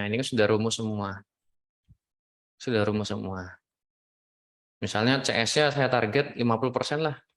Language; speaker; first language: Indonesian; native; Indonesian